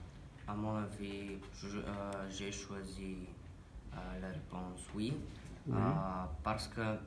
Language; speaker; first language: French; non-native, learner; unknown